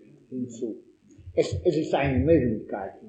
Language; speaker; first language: German; non-native, learner; Italian